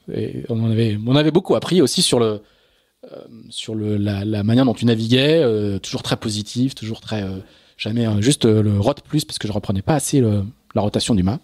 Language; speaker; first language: French; native; French